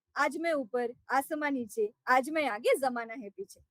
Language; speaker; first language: Hindi; non-native, local second language; Marathi